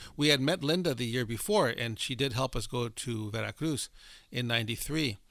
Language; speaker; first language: English; native; English